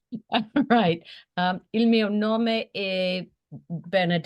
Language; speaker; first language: Italian; non-native, learner; English